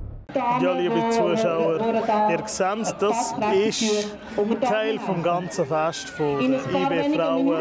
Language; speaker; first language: German; native; German